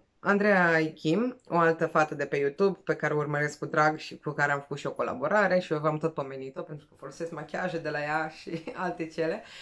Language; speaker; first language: Romanian; non-native, fluent; Serbian